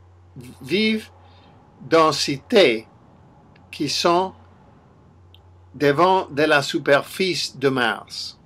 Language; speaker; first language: French; non-native, learner; English